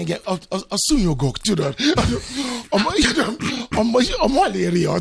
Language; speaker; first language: Hungarian; non-native, fluent; Yoruba